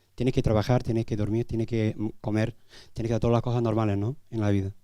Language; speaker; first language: Spanish; non-native, fluent; English